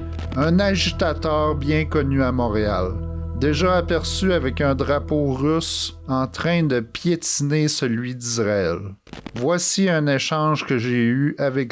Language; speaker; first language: French; native; French